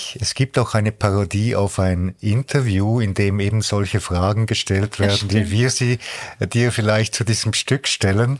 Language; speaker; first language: German; native; German